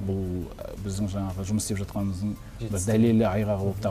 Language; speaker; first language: Kazakh; native; Kazakh